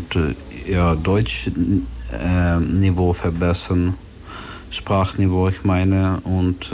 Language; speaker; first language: German; non-native, learner; Ukrainian